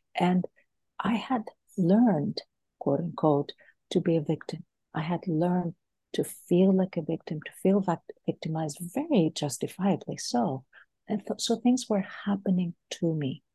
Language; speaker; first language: English; non-native, fluent; Greek